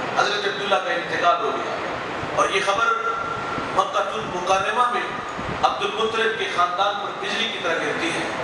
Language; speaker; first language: Urdu; non-native, local second language; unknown